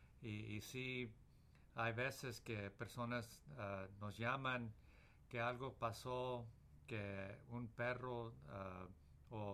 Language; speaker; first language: Spanish; early bilingual, heritage; Spanish